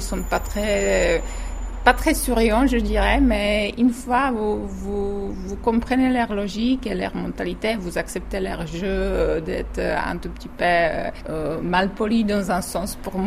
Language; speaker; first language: French; non-native, fluent; Czech